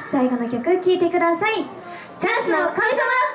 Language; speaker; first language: Japanese; native; Japanese